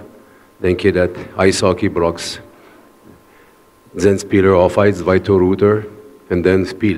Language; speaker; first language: German; non-native, learner; French